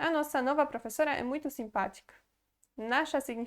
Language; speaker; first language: Portuguese; non-native, fluent; Polish